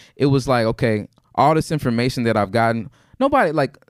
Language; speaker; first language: English; native; English